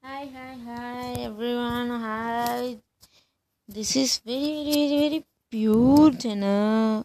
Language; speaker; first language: English; non-native, local second language; Tamil